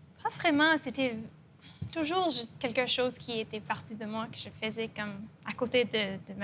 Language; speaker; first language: French; non-native, local second language; English